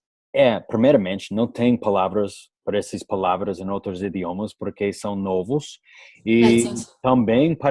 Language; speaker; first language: Portuguese; non-native, learner; English